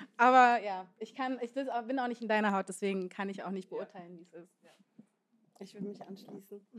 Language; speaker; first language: German; native; German